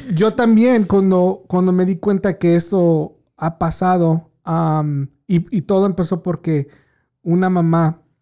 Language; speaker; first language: Spanish; early bilingual, heritage; Spanish